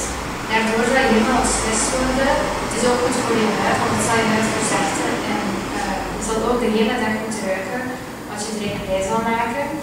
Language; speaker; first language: Dutch; native; Dutch